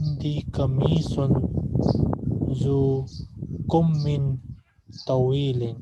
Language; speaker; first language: Arabic; non-native, fluent; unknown